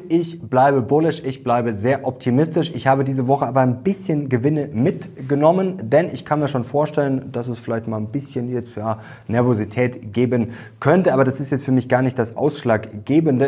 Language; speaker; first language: German; native; German